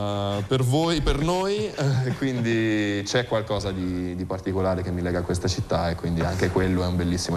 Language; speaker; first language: Italian; native; Italian